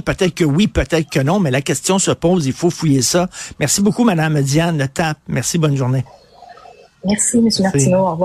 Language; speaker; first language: French; native; French